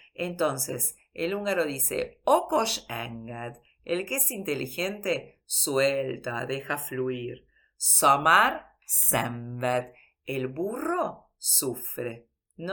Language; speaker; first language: Spanish; early bilingual, heritage; Spanish